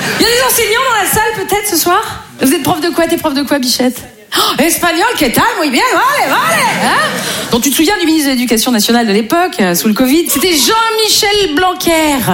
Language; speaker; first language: French; native; French